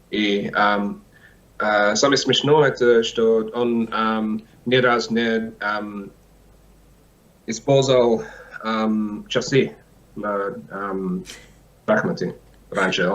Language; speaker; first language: Russian; non-native, learner; English